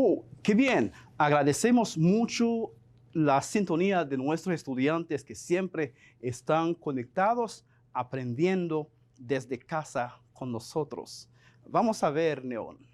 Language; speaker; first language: Spanish; non-native, fluent; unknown